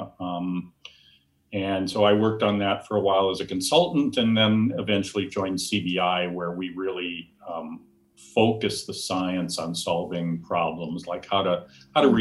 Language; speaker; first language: English; native; English